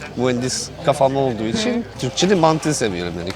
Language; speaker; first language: Turkish; non-native, fluent; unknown